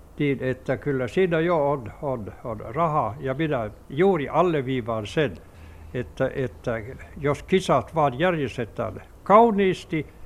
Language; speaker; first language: Finnish; non-native, local second language; Swedish